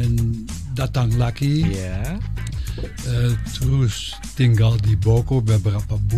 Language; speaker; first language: Indonesian; non-native, fluent; Dutch